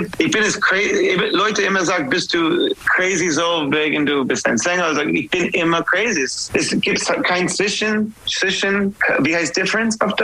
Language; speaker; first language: German; non-native, fluent; English